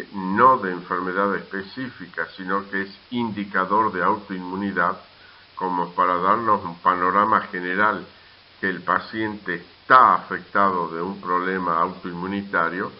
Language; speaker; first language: Spanish; native; Spanish